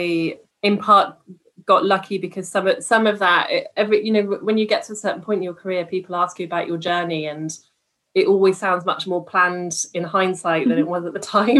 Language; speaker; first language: English; native; English